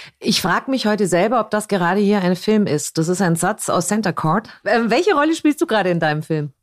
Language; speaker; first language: German; native; German